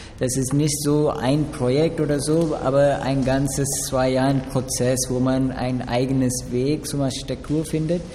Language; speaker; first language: German; non-native, learner; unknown